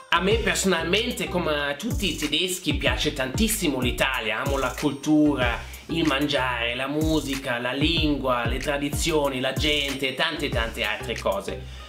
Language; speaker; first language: Italian; non-native, fluent; German